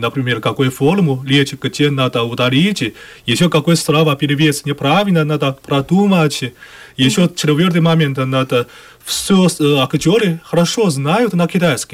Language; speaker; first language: Russian; non-native, learner; Chinese